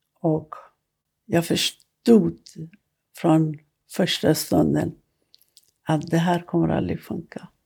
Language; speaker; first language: Swedish; non-native, fluent; Persian